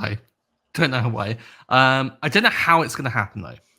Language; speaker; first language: English; native; English